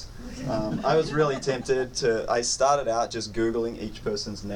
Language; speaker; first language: English; native; English